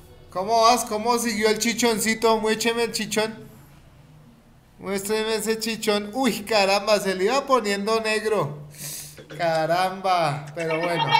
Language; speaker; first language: Spanish; native; Spanish